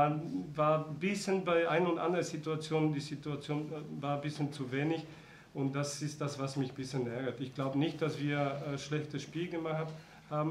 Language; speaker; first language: German; non-native, fluent; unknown